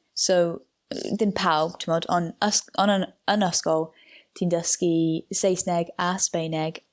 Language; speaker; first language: Welsh; non-native, local second language; English